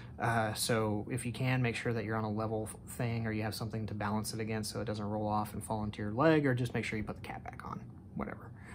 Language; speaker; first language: English; native; English